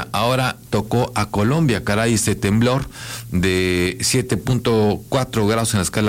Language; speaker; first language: Spanish; native; Spanish